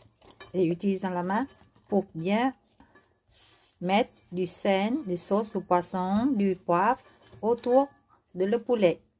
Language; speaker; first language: French; non-native, learner; Vietnamese